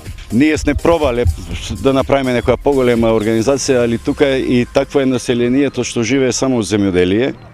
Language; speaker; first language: Macedonian; native; Macedonian